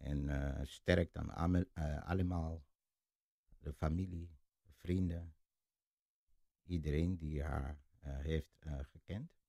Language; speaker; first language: Dutch; non-native, fluent; Lingala